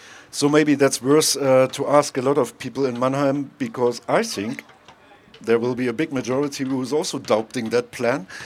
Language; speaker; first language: English; non-native, fluent; German